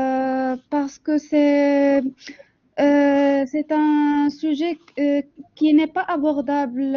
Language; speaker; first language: French; non-native, local second language; Arabic